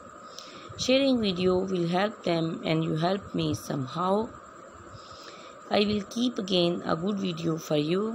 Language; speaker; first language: English; non-native, learner; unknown